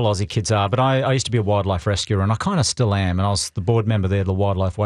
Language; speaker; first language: English; native; English